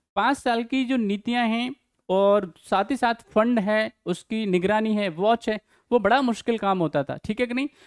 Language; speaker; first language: Hindi; native; Hindi